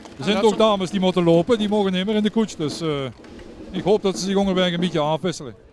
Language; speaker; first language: Dutch; native; Dutch